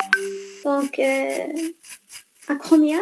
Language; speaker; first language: French; non-native, fluent; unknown